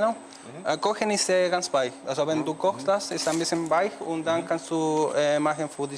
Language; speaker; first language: German; non-native, learner; Spanish